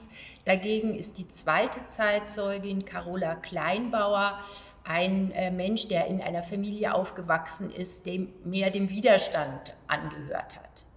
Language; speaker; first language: German; native; German